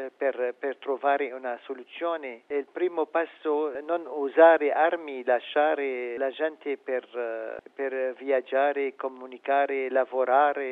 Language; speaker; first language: Italian; non-native, fluent; Arabic